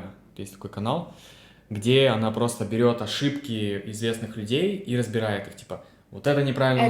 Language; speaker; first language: Russian; native; Russian